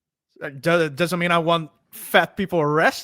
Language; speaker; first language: English; native; English